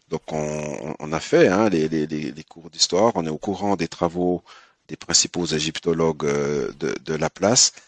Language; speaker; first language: French; early bilingual, other home language; Haitian Creole